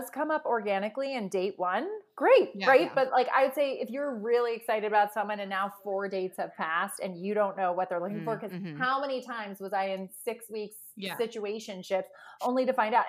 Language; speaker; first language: English; native; English